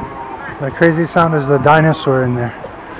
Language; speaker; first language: English; native; English